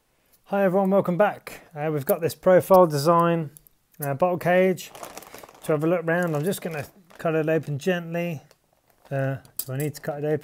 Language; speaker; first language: English; native; English